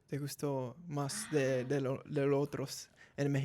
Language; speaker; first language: Spanish; early bilingual, heritage; English